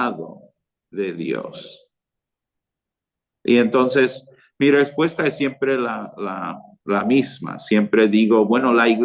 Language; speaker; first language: Spanish; non-native, fluent; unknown